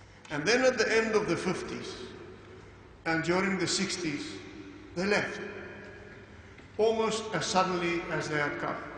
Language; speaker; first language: English; non-native, local second language; Afrikaans